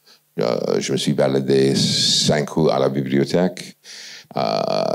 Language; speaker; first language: French; non-native, fluent; English